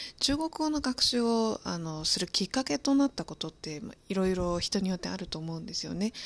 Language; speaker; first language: Japanese; native; Japanese